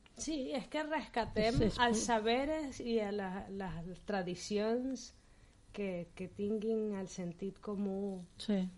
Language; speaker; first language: Catalan; non-native, fluent; Spanish